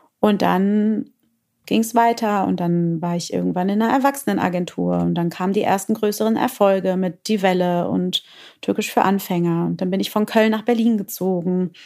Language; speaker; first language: German; early bilingual, other home language; Portuguese